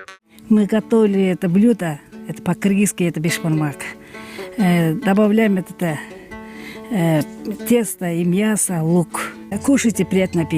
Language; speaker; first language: Russian; non-native, learner; Kyrgyz